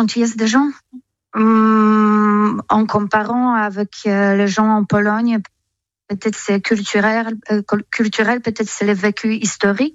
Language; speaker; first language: French; non-native, fluent; Polish